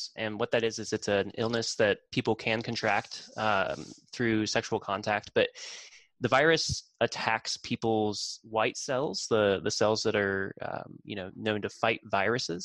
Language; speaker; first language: English; native; English